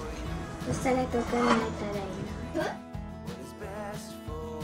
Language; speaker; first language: Japanese; early bilingual, heritage; Japanese